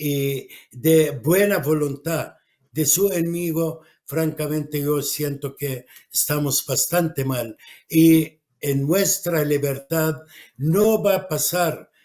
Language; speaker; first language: Spanish; non-native, fluent; Arabic